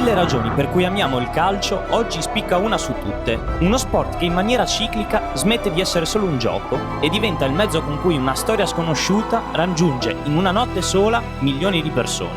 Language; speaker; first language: Italian; native; Italian